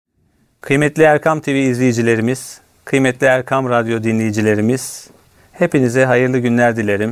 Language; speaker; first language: Turkish; native; Turkish